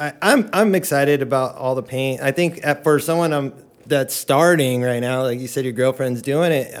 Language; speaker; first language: English; native; English